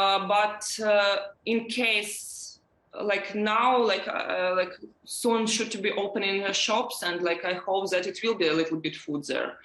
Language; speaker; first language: English; non-native, learner; Ukrainian